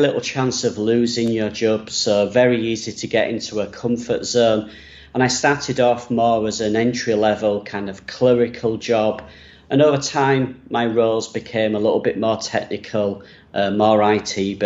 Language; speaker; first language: English; native; English